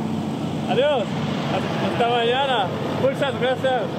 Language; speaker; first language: Spanish; non-native, learner; French